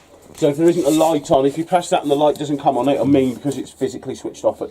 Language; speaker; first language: English; native; English